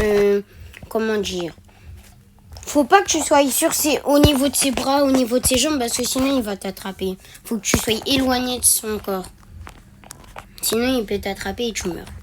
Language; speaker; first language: French; native; French